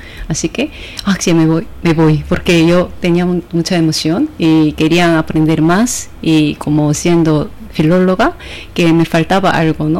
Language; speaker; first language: Spanish; non-native, fluent; Korean